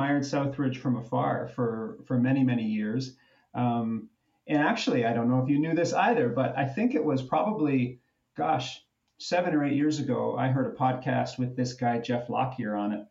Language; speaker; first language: English; native; English